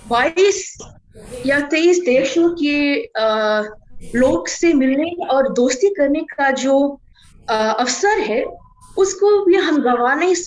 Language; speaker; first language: Hindi; non-native, fluent; English